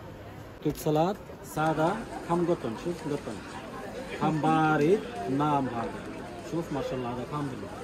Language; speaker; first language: Arabic; non-native, learner; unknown